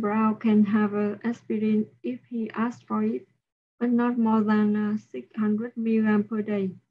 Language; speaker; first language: English; non-native, learner; Vietnamese